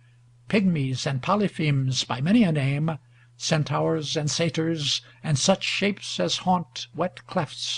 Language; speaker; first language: English; native; English